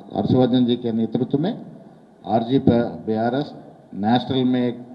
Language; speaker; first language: Hindi; non-native, local second language; Telugu